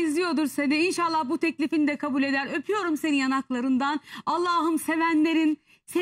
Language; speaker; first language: Turkish; native; Turkish